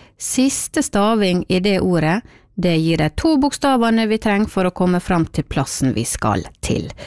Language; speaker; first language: Norwegian; native; Norwegian